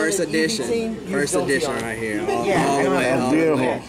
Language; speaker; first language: English; native; English